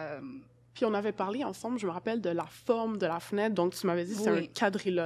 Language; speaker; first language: French; native; French